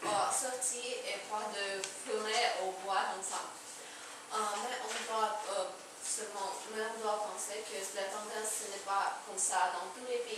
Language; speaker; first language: French; non-native, learner; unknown